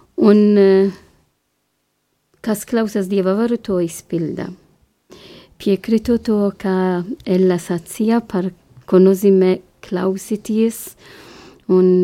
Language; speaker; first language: Latvian; non-native, learner; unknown